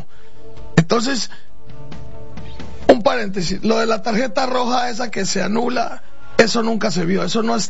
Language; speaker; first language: Spanish; native; Spanish